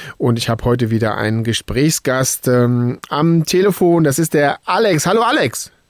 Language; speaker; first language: German; native; German